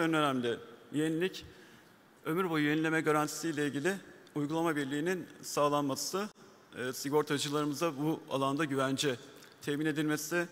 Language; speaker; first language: Turkish; native; Turkish